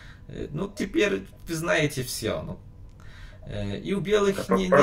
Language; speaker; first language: Russian; non-native, learner; Polish